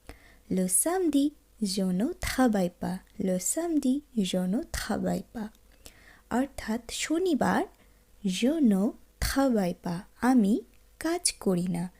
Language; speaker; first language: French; non-native, fluent; Bangla